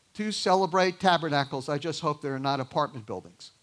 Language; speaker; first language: English; native; English